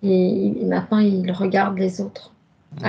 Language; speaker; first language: French; native; French